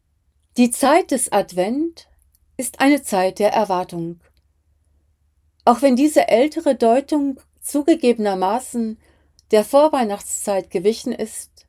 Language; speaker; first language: German; native; German